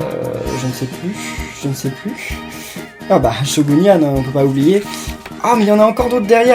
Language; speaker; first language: French; native; French